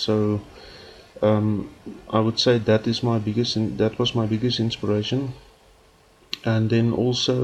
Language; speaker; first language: English; non-native, local second language; Afrikaans